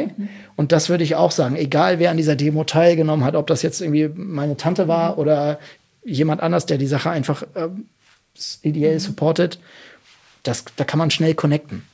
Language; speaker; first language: German; native; German